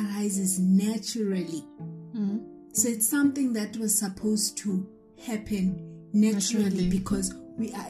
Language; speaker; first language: English; non-native, local second language; Xhosa